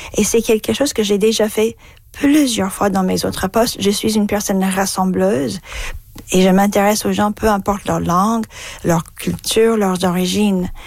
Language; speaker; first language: French; non-native, fluent; English